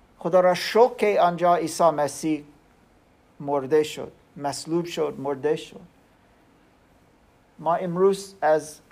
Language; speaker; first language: Persian; non-native, learner; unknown